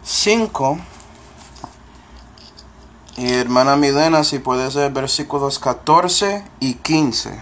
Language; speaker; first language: Spanish; non-native, fluent; English